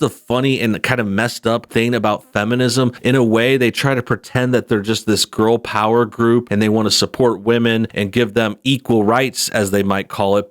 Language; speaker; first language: English; native; English